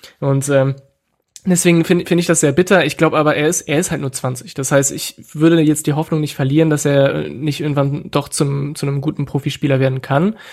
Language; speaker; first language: German; non-native, fluent; French